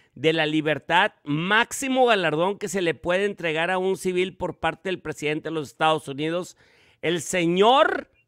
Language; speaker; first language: Spanish; native; Spanish